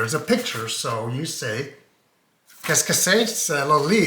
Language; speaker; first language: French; non-native, learner; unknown